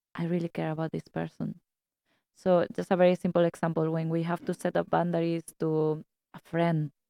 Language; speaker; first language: English; non-native, fluent; Spanish